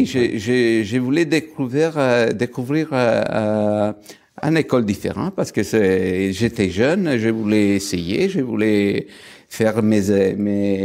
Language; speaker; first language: French; non-native, fluent; Italian